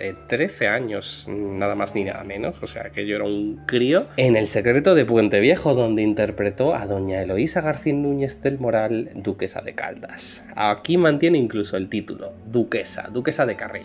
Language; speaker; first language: Spanish; native; Spanish